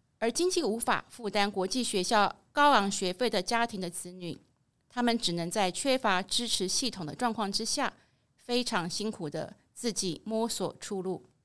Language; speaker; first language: Chinese; native; Chinese